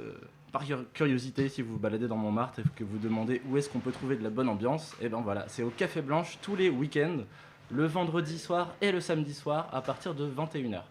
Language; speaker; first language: French; native; French